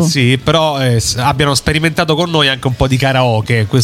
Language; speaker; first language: Italian; native; Italian